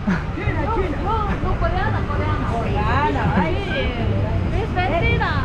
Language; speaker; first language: Spanish; non-native, learner; Korean